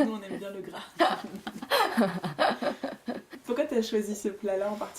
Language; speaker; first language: French; native; French